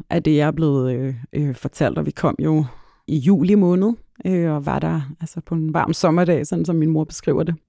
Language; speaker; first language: Danish; early bilingual, other home language; Arabic